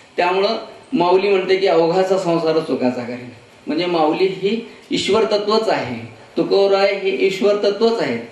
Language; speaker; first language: Marathi; non-native, local second language; Kannada